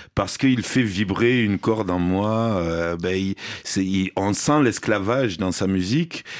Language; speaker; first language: French; native; French